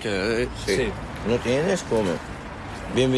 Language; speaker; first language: Spanish; non-native, learner; Arabic